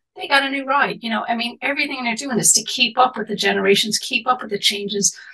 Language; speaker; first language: English; native; English